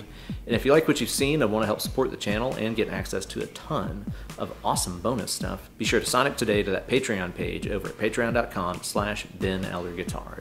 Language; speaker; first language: English; native; English